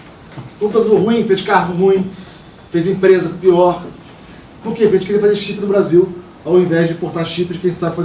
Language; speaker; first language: Portuguese; native; Portuguese